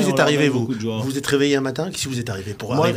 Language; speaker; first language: French; native; French